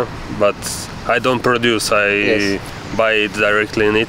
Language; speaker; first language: English; non-native, learner; Slovak